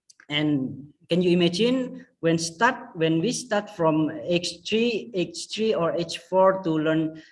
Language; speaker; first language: English; non-native, fluent; Indonesian